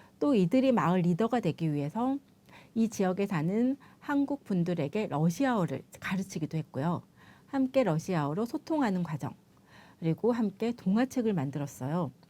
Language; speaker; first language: Korean; native; Korean